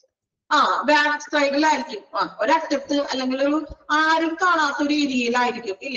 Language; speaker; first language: Malayalam; native; Malayalam